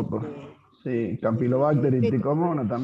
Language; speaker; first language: Spanish; native; Spanish